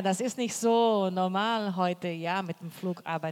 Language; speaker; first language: German; non-native, fluent; Portuguese